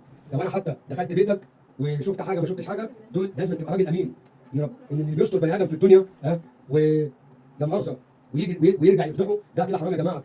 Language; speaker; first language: Arabic; native; Arabic